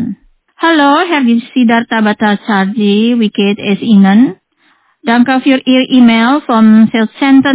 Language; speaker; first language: German; non-native, fluent; Indonesian